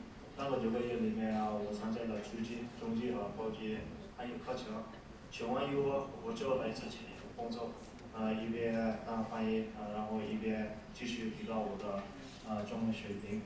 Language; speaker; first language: Chinese; non-native, learner; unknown